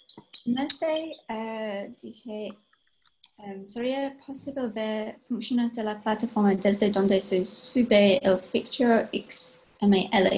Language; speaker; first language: Spanish; non-native, fluent; English